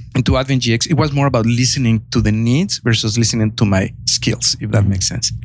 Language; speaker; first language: English; non-native, fluent; Spanish